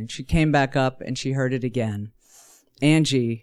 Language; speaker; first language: English; native; English